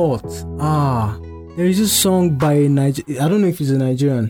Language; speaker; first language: English; non-native, local second language; Yoruba